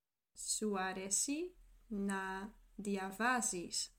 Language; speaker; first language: Greek; non-native, learner; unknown